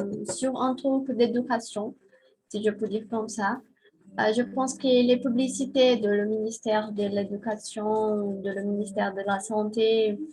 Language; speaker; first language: French; non-native, learner; Portuguese